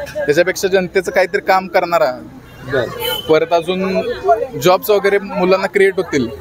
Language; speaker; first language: Marathi; native; Marathi